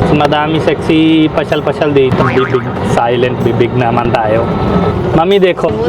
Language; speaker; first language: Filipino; non-native, learner; Hindi